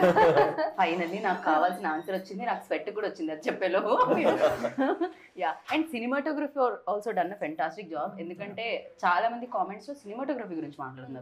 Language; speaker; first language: Telugu; native; Telugu